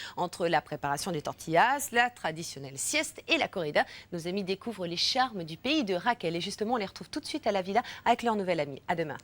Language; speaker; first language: French; native; French